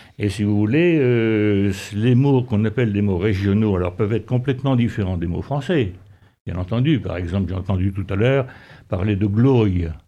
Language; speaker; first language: French; native; French